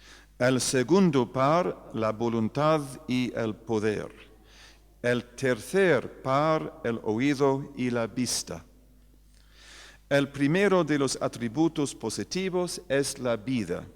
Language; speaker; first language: Spanish; non-native, fluent; English